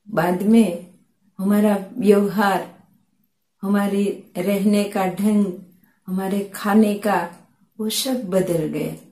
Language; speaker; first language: Hindi; non-native, local second language; Gujarati